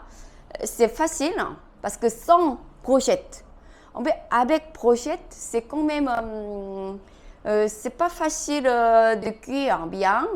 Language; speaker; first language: French; non-native, fluent; Korean